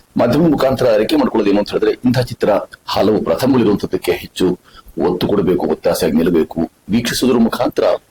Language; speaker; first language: Kannada; native; Kannada